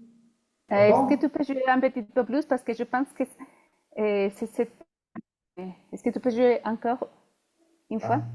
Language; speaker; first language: French; non-native, fluent; Spanish